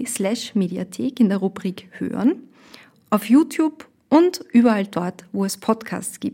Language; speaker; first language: German; native; German